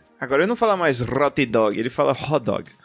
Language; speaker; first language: Portuguese; native; Portuguese